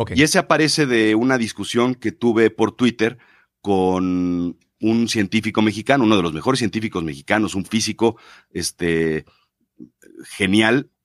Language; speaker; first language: Spanish; native; Spanish